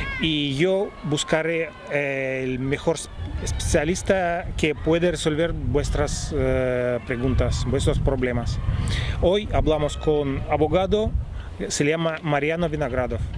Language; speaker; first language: Spanish; non-native, fluent; Russian